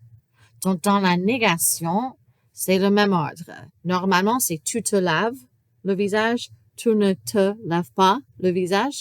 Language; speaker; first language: French; non-native, fluent; English